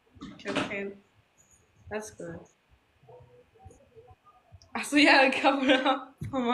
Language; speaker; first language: English; non-native, fluent; German